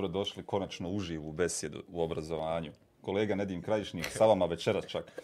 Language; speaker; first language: Bosnian; native; Bosnian